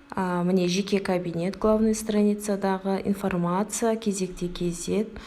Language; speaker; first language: Russian; non-native, local second language; Kazakh